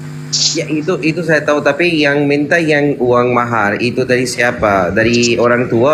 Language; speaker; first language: Indonesian; non-native, learner; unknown